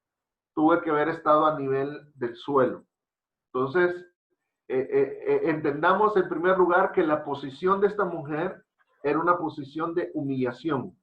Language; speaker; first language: Spanish; native; Spanish